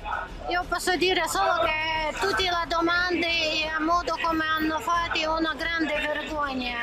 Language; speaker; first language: Italian; non-native, learner; Ukrainian